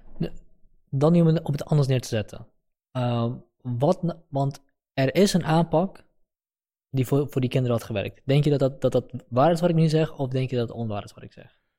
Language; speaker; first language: Dutch; early bilingual, other home language; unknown